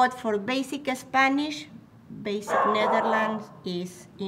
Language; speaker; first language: English; non-native, learner; Spanish